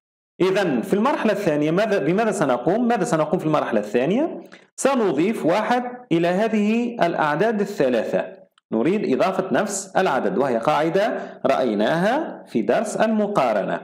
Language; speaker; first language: Arabic; native; Arabic